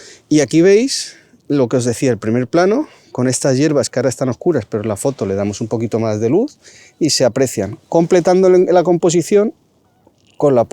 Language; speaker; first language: Spanish; native; Spanish